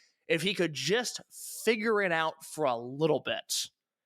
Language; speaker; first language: English; native; English